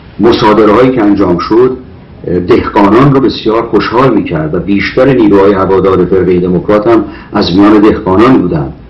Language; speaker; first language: Persian; native; Persian